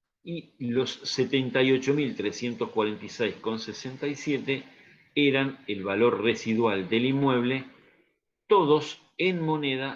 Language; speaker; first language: Spanish; native; Spanish